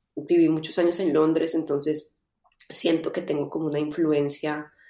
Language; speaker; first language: Spanish; native; Spanish